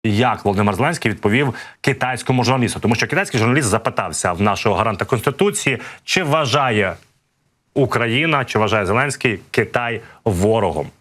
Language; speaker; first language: Ukrainian; native; Ukrainian